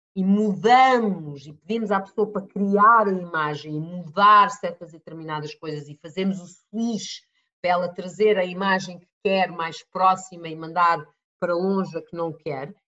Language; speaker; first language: Portuguese; early bilingual, other home language; English